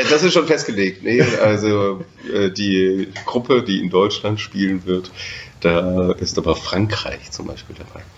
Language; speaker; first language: German; native; German